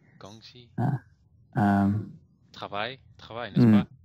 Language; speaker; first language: French; non-native, learner; English